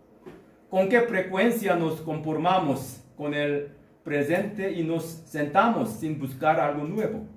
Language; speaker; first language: Spanish; non-native, learner; Korean